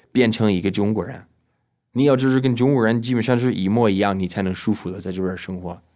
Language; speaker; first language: Chinese; non-native, fluent; English